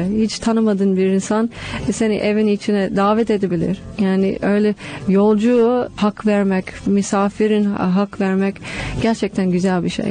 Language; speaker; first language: Turkish; non-native, fluent; English